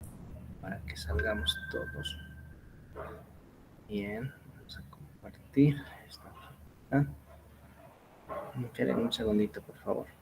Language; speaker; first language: Spanish; native; Spanish